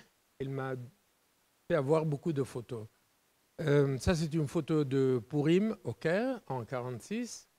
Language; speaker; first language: French; non-native, fluent; Italian